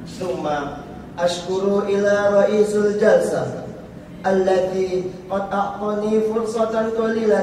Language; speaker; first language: Arabic; non-native, learner; Indonesian